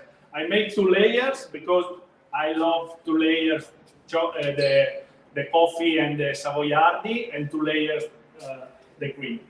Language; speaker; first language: English; non-native, learner; Italian